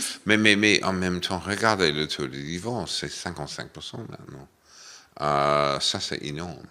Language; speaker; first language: French; non-native, fluent; English